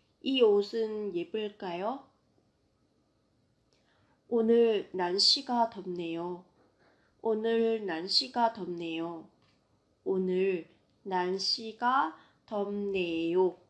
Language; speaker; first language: Korean; non-native, fluent; Vietnamese